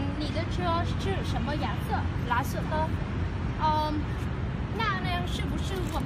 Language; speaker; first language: Chinese; non-native, learner; Vietnamese